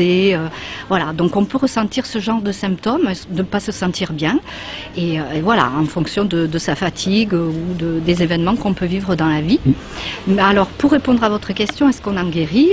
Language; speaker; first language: French; native; French